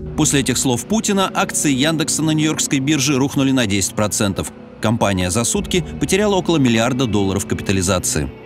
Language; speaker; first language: Russian; native; Russian